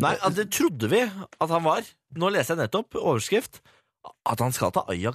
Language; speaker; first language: Norwegian; native; Norwegian